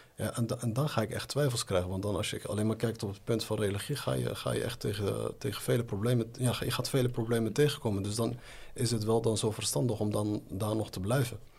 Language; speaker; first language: Dutch; native; Dutch